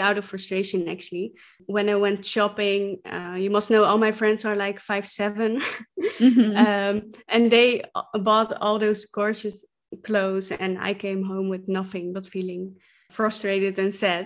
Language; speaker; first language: English; non-native, fluent; Dutch